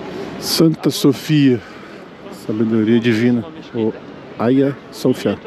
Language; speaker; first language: Portuguese; native; Portuguese